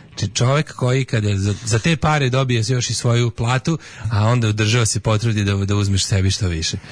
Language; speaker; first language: Serbian; native; Serbian